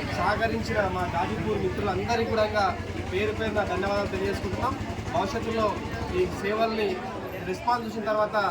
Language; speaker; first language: Telugu; native; Telugu